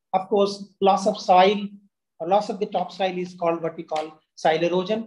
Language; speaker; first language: English; non-native, local second language; Telugu